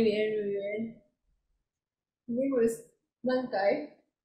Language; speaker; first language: Japanese; non-native, learner; Spanish